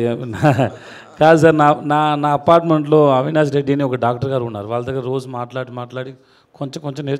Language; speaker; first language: Telugu; non-native, learner; Tamil